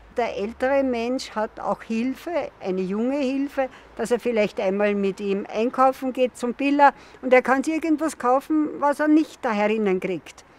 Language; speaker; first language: German; native; German